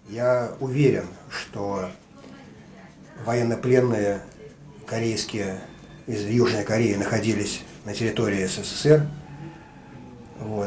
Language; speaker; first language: Russian; native; Russian